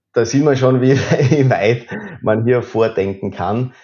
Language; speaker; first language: German; native; German